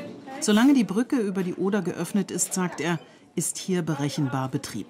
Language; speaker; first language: German; native; German